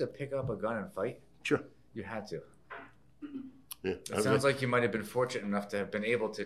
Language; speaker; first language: English; native; English